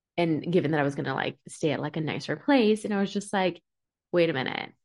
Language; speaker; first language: English; early bilingual, other home language; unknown